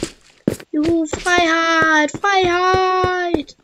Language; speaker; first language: German; native; German